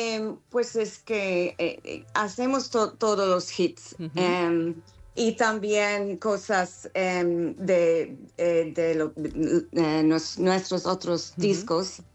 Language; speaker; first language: Spanish; non-native, fluent; English